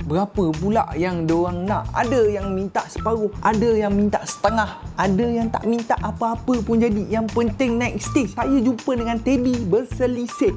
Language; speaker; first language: Malay; native; Malay